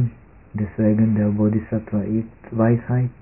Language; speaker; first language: German; non-native, fluent; Czech